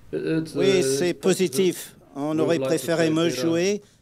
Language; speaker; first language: French; non-native, fluent; English